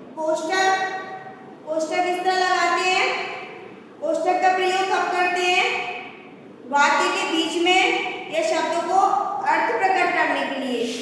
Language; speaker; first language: Hindi; native; Hindi